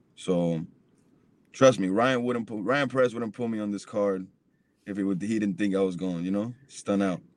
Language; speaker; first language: English; early bilingual, other home language; Spanish